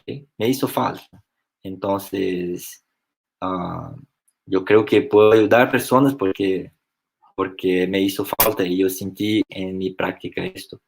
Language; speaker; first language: Spanish; non-native, fluent; Portuguese